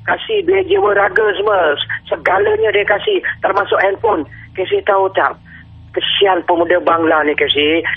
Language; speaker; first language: Malay; native; Malay